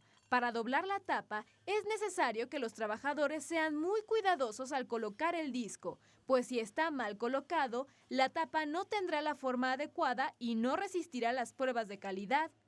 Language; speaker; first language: Spanish; native; Spanish